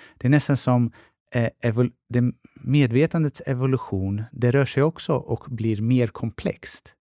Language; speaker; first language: Swedish; early bilingual, other home language; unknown